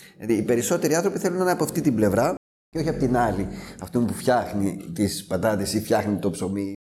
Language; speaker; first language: Greek; native; Greek